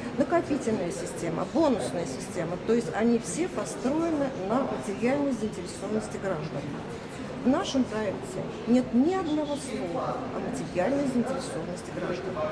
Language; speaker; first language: Russian; native; Russian